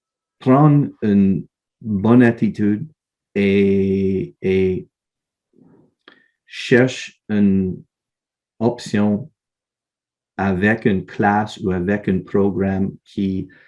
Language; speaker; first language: French; non-native, learner; English